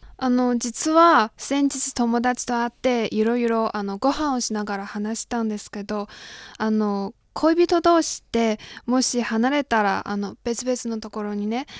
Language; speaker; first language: Japanese; non-native, fluent; Chinese